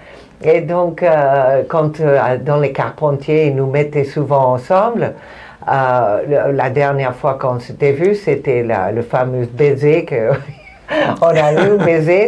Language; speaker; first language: French; non-native, fluent; Spanish